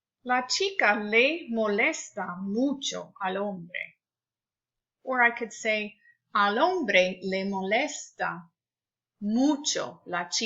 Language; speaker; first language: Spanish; non-native, fluent; English